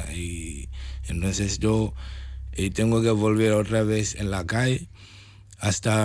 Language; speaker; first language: Spanish; non-native, learner; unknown